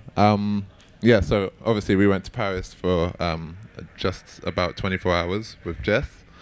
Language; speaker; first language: English; native; English